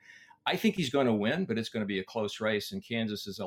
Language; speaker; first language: English; native; English